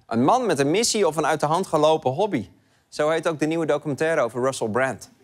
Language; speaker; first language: Dutch; native; Dutch